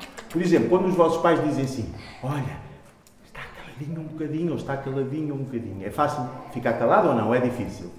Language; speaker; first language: Portuguese; native; Portuguese